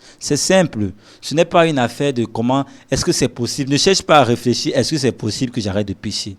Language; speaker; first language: French; non-native, local second language; Lingala